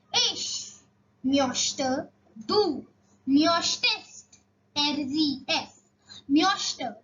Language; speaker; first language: German; non-native, learner; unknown